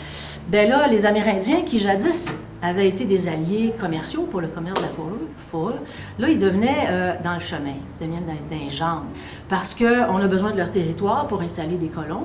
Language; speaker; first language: French; native; French